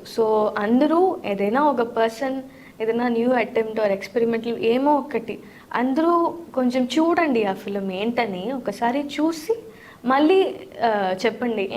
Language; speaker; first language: Telugu; non-native, learner; Tamil